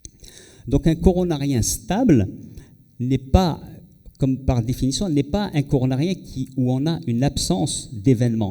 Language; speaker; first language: French; non-native, local second language; Arabic